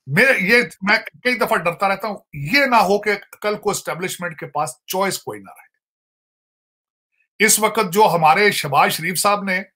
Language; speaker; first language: Urdu; non-native, local second language; Punjabi